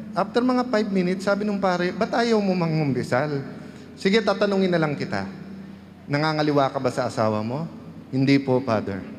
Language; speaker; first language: Filipino; native; Filipino